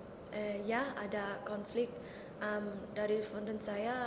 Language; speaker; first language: Indonesian; early bilingual, heritage; Indonesian